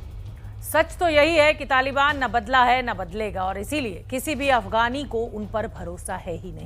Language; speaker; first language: Hindi; native; Hindi